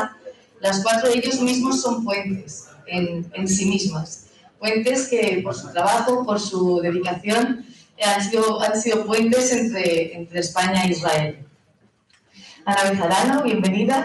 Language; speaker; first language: Spanish; native; Spanish